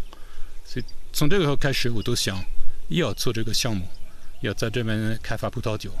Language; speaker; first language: Chinese; non-native, fluent; French